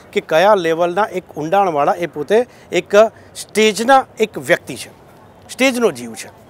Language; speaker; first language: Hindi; non-native, local second language; Gujarati